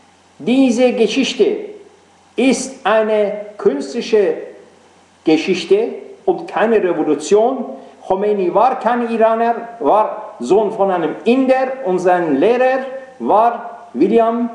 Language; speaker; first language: German; non-native, fluent; Persian